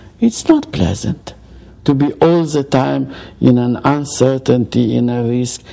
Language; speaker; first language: English; non-native, fluent; Romanian